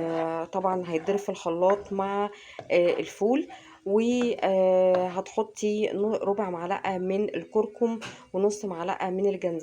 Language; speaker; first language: Arabic; native; Arabic